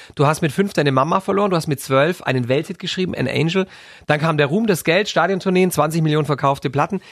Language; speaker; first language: German; native; German